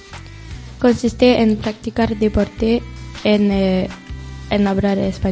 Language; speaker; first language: Spanish; non-native, learner; French